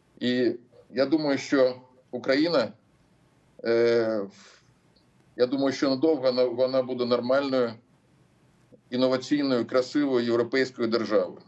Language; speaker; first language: Ukrainian; non-native, local second language; Russian